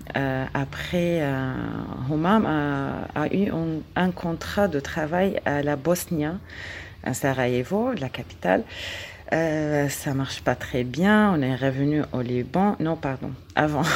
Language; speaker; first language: French; non-native, learner; Arabic